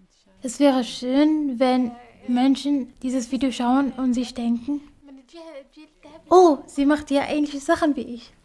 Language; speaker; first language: German; non-native, fluent; Kurdish